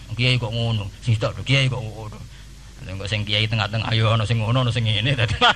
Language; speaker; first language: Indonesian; non-native, local second language; Javanese